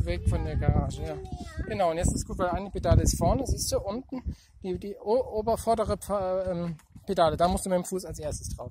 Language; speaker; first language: German; native; German